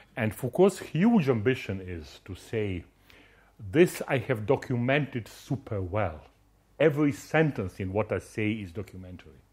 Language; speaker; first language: English; non-native, fluent; Croatian